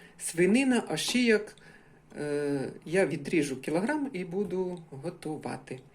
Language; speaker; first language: Ukrainian; non-native, local second language; Russian